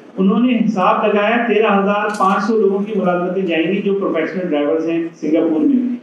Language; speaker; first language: Urdu; native; Urdu